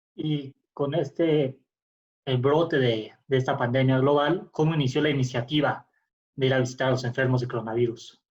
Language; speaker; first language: Spanish; native; Spanish